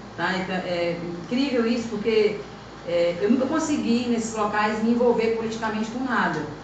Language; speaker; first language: Portuguese; native; Portuguese